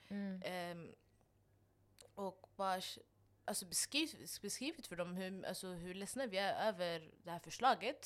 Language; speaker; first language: Swedish; non-native, local second language; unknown